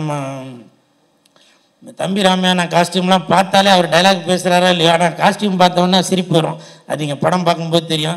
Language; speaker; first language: Tamil; native; Tamil